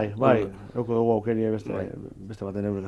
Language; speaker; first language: Basque; native; Basque